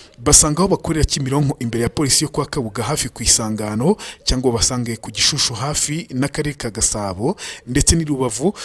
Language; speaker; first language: Kinyarwanda; native; Kinyarwanda